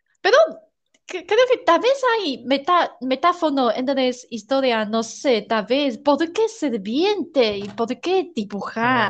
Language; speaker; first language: Spanish; non-native, learner; Chinese